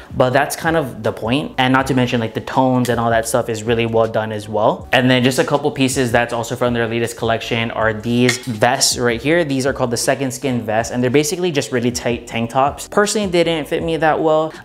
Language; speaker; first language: English; native; English